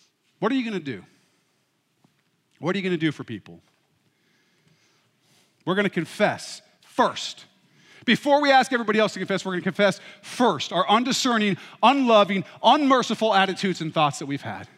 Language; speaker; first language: English; native; English